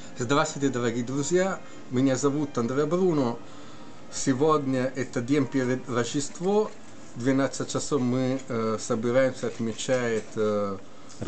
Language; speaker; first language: Russian; non-native, learner; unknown